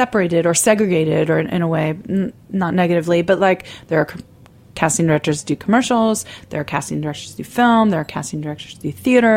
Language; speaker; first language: English; native; English